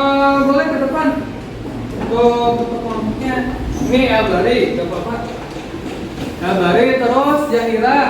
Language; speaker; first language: Indonesian; non-native, local second language; Sundanese